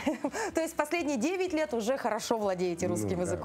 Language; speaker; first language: Russian; native; Russian